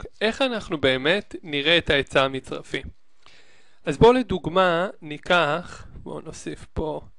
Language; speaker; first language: Hebrew; native; Hebrew